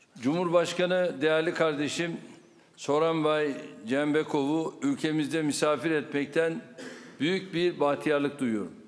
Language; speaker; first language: Turkish; native; Turkish